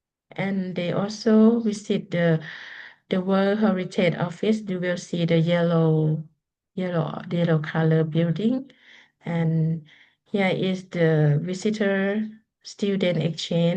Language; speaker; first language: English; non-native, learner; Lao